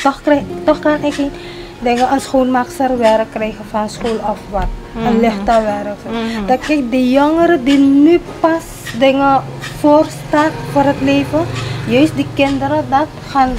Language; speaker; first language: Dutch; non-native, local second language; Caribbean Hindustani